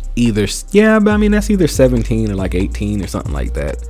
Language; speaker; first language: English; native; English